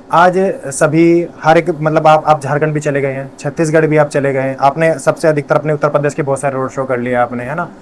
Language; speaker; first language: Hindi; native; Hindi